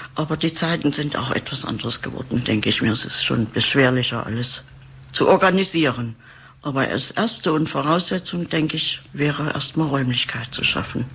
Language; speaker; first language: German; native; German